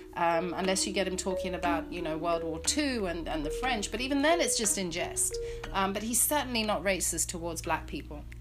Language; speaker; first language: English; native; English